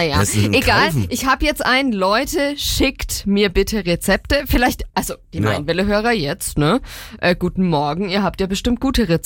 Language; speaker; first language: German; native; German